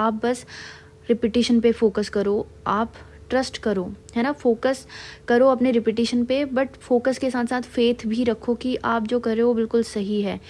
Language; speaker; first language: Hindi; native; Hindi